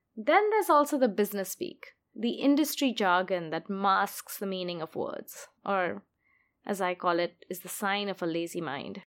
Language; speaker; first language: English; non-native, local second language; Hindi